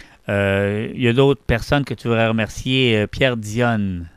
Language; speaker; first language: French; native; French